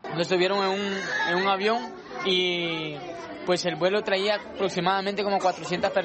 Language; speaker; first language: Spanish; native; Spanish